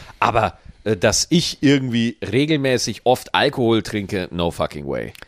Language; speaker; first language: German; native; German